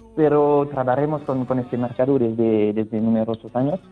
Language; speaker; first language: Spanish; non-native, fluent; French